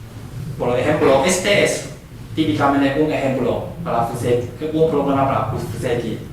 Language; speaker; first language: Spanish; non-native, fluent; Chinese